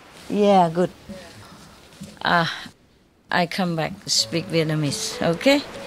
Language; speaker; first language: English; non-native, fluent; Vietnamese